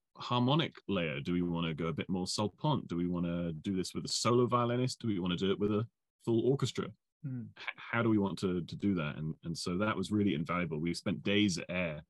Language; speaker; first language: English; native; English